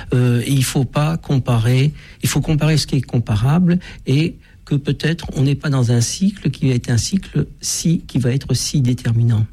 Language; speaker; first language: French; native; French